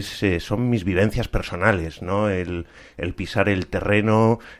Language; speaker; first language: Spanish; native; Spanish